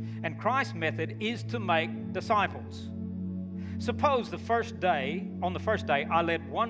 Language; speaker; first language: English; native; English